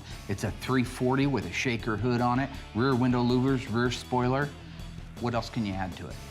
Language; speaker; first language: English; native; English